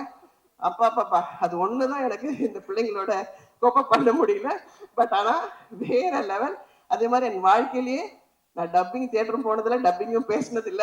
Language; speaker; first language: Tamil; native; Tamil